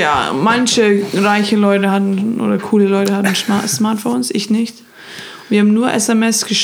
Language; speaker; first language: German; non-native, fluent; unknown